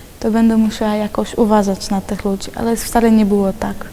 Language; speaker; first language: Polish; non-native, fluent; Chechen